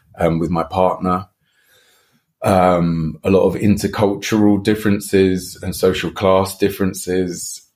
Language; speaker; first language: English; native; English